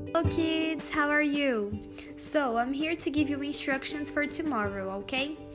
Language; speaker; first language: English; non-native, fluent; Portuguese